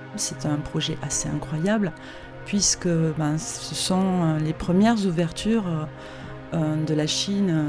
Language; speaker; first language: French; native; French